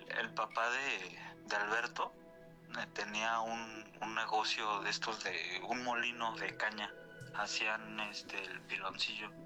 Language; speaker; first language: Spanish; native; Spanish